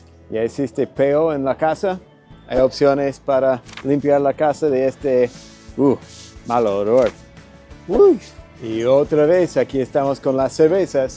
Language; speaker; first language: Spanish; non-native, fluent; English